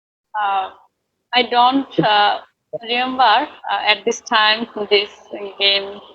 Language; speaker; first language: English; non-native, learner; Bangla